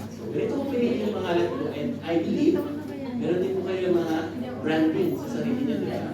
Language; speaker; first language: Filipino; native; Filipino